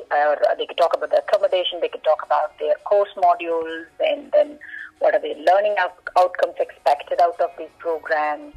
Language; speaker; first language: English; non-native, local second language; Malayalam